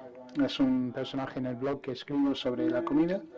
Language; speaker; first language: Spanish; non-native, fluent; English